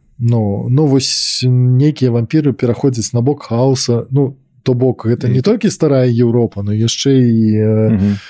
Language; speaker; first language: Belarusian; non-native, local second language; Russian